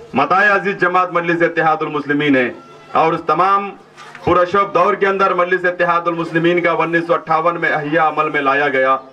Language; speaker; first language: Urdu; native; Urdu